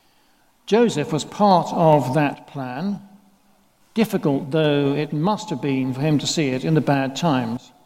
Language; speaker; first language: English; native; English